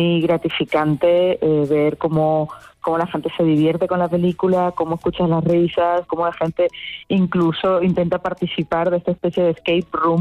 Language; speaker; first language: Spanish; native; Spanish